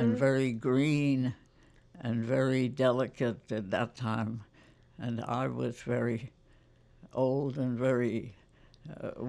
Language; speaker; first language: English; native; English